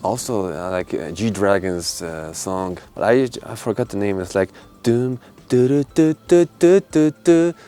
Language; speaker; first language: English; non-native, local second language; Mongolian